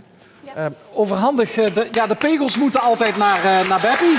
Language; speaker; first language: Dutch; native; Dutch